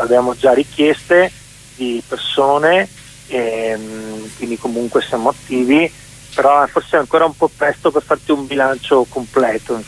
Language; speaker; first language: Italian; native; Italian